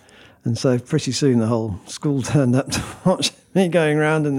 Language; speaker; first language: English; native; English